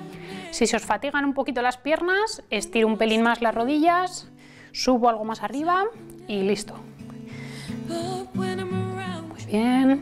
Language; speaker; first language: Spanish; native; Spanish